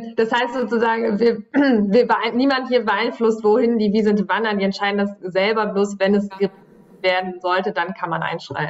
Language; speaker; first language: German; native; German